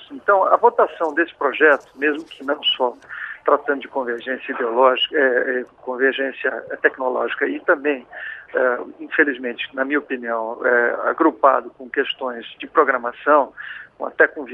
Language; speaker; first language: Portuguese; native; Portuguese